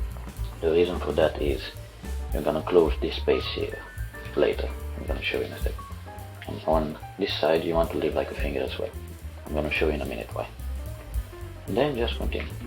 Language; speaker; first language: English; non-native, fluent; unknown